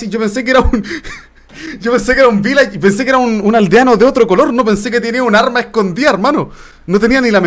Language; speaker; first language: Spanish; native; Spanish